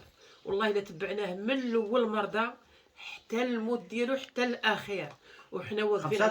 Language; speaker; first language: Arabic; native; Arabic